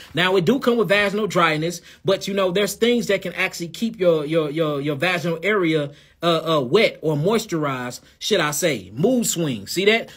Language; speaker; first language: English; native; English